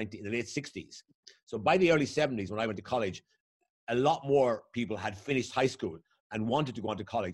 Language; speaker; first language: English; native; English